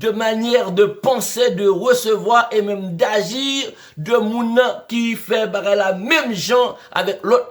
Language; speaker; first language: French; non-native, learner; Haitian Creole